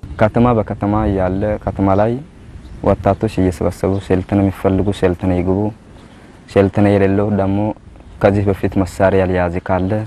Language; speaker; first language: Amharic; non-native, local second language; Afar